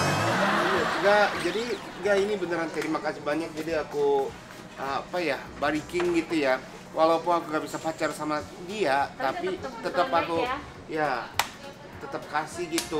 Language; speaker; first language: Indonesian; non-native, fluent; Japanese